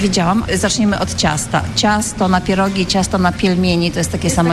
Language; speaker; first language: Polish; native; Polish